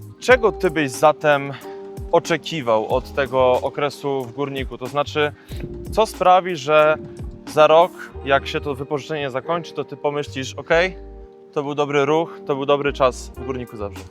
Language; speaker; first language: Polish; native; Polish